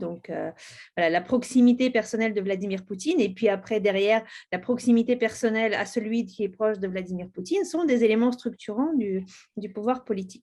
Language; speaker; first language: French; native; French